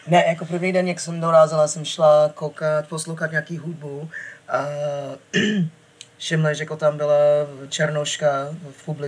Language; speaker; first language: Czech; non-native, fluent; English